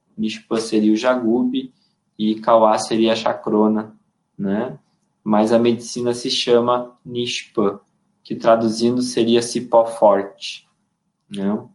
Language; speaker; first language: Portuguese; native; Portuguese